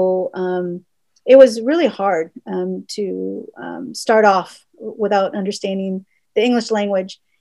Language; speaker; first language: English; early bilingual, other home language; Spanish